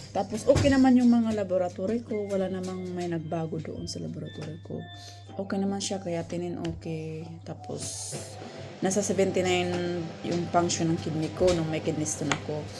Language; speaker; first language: Filipino; non-native, local second language; Cebuano